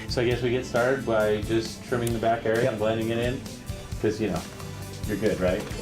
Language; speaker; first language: English; native; English